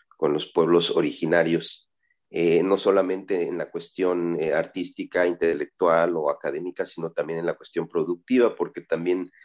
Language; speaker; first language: Spanish; native; Spanish